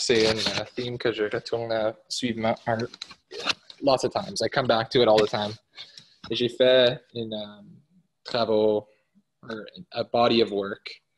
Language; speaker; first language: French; early bilingual, heritage; English